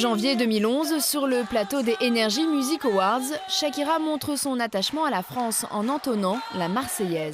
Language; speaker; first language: French; native; French